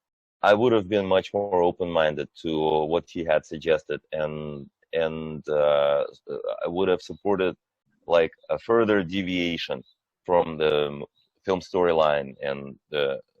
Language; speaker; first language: English; non-native, fluent; Russian